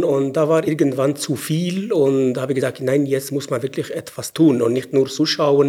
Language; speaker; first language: German; non-native, fluent; Arabic